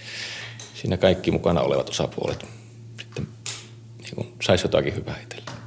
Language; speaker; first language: Finnish; native; Finnish